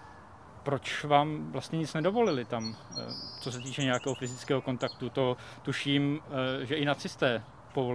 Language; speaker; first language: Czech; native; Czech